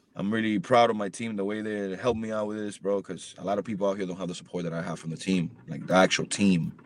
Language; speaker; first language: English; early bilingual, other home language; Spanish